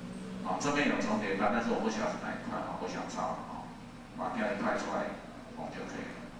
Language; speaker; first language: Chinese; native; Chinese